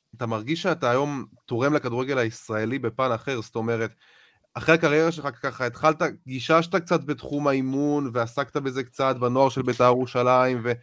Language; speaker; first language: Hebrew; native; Hebrew